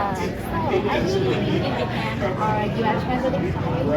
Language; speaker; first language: English; non-native, fluent; Vietnamese